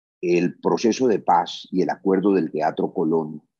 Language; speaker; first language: Spanish; native; Spanish